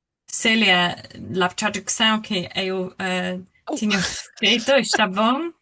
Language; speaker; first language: Portuguese; non-native, learner; English